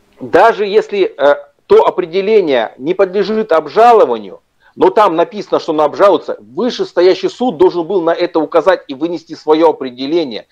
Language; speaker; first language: Russian; native; Russian